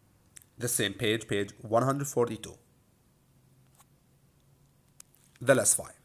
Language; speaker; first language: English; non-native, fluent; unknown